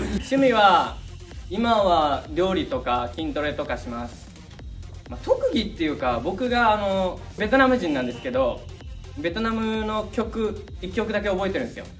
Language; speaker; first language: Japanese; early bilingual, other home language; Vietnamese